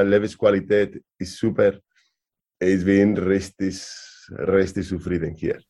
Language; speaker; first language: German; non-native, learner; Spanish